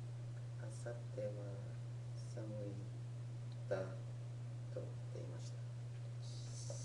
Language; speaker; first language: Japanese; non-native, learner; English